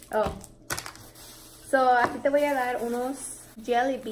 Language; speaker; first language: Spanish; early bilingual, heritage; Spanish